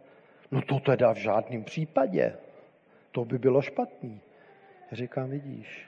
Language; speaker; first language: Czech; native; Czech